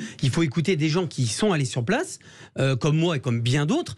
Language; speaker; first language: French; native; French